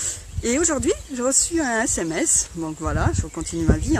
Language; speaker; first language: French; native; French